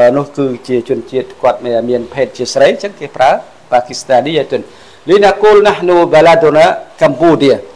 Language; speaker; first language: Arabic; non-native, fluent; Khmer